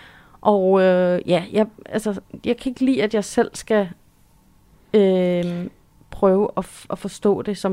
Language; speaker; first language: Danish; native; Danish